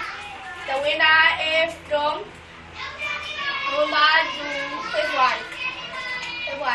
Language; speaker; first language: English; non-native, learner; Burmese